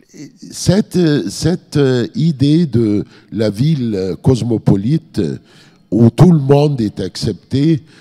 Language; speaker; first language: French; non-native, fluent; Arabic